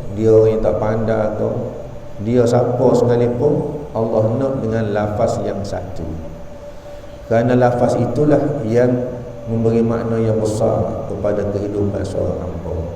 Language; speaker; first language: Malay; native; Malay